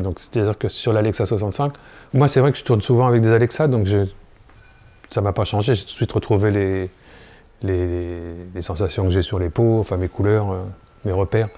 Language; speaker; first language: French; native; French